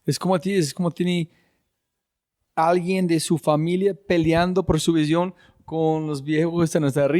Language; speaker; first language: Spanish; non-native, fluent; English